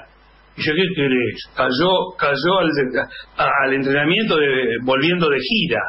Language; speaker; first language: Spanish; native; Spanish